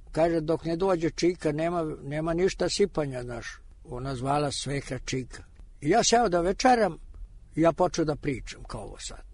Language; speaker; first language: Serbian; native; Serbian